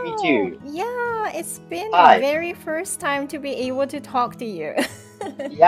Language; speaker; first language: English; non-native, fluent; Japanese